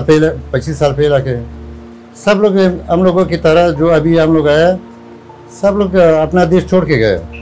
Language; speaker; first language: Hindi; non-native, fluent; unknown